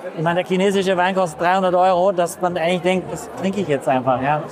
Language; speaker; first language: German; native; German